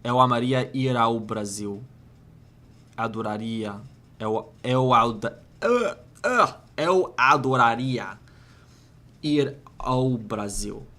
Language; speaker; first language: Portuguese; non-native, learner; English